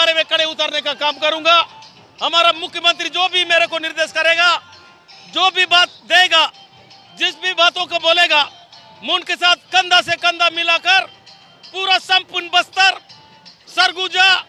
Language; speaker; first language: Hindi; native; Hindi